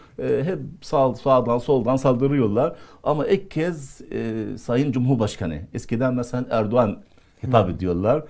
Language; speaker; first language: Turkish; non-native, fluent; Arabic